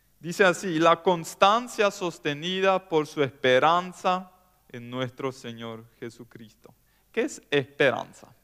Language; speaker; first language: Spanish; non-native, local second language; German